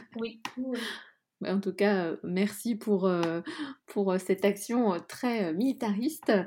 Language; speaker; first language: French; native; French